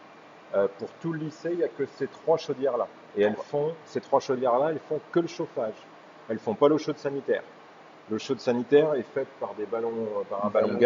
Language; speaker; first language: French; native; French